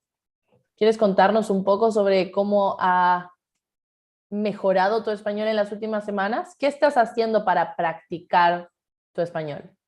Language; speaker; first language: Spanish; non-native, fluent; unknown